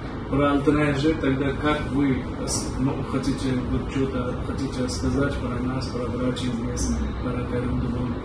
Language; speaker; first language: Russian; non-native, learner; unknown